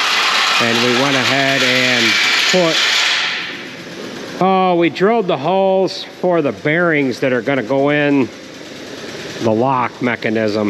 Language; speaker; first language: English; native; English